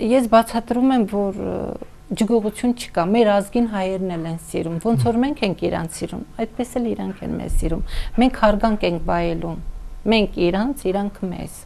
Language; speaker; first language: Armenian; non-native, local second language; Kurdish